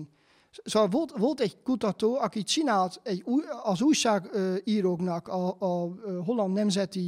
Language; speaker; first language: Hungarian; non-native, fluent; Dutch